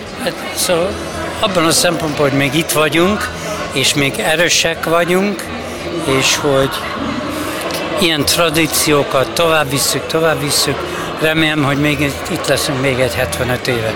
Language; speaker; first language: Hungarian; early bilingual, heritage; Hungarian